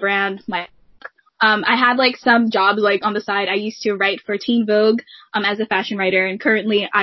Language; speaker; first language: English; native; English